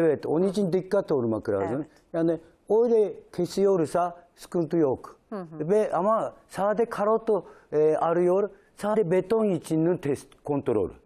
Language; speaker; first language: Turkish; non-native, learner; Japanese